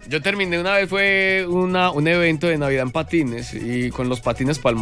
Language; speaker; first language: Spanish; native; Spanish